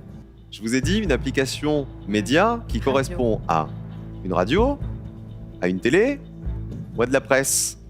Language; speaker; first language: French; native; French